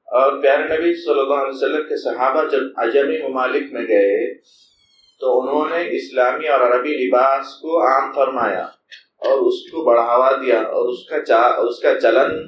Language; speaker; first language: Urdu; native; Urdu